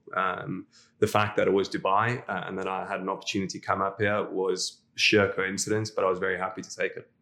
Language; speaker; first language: English; non-native, local second language; Afrikaans